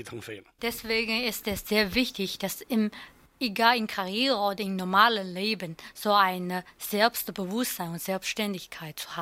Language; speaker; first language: German; non-native, learner; Chinese